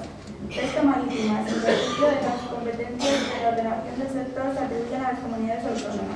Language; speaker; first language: Spanish; native; Spanish